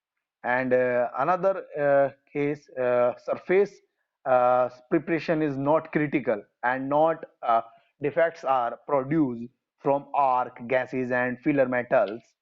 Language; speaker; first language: English; non-native, local second language; Hindi